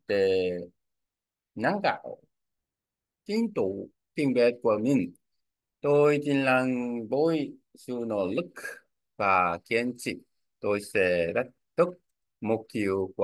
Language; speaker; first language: Vietnamese; non-native, learner; Korean